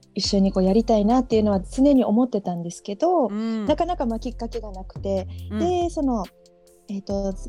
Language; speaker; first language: Japanese; native; Japanese